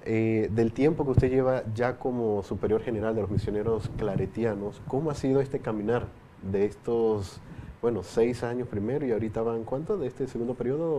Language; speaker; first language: Spanish; native; Spanish